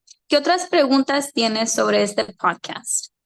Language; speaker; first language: Spanish; early bilingual, heritage; Spanish